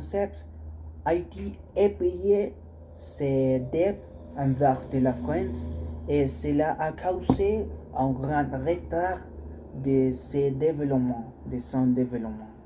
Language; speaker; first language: French; non-native, learner; Spanish